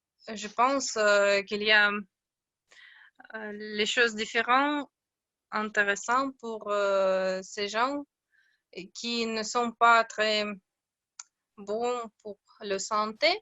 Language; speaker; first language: French; non-native, learner; Russian